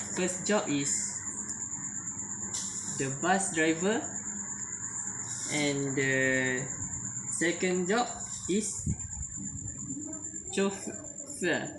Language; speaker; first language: English; non-native, learner; Malay